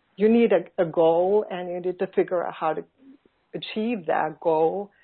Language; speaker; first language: English; non-native, fluent; Finnish